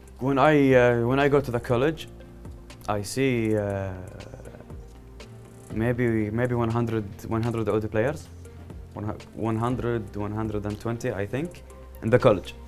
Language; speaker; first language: English; non-native, learner; Arabic